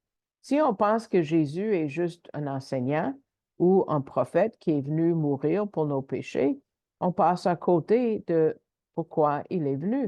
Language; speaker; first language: French; native; French